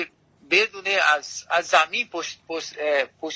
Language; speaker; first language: Persian; non-native, learner; Portuguese